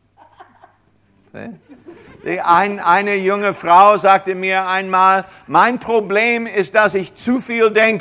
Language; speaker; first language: German; non-native, fluent; English